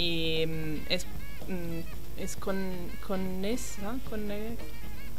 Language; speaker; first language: Spanish; non-native, learner; Italian